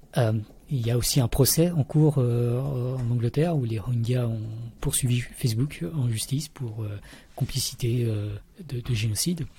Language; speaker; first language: French; early bilingual, other home language; Vietnamese